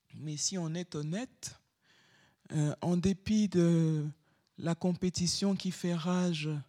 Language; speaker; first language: French; native; French